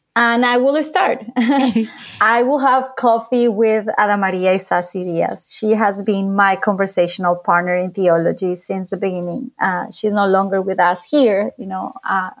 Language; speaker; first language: English; non-native, fluent; Spanish